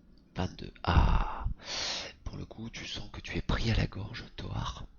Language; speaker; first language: French; native; French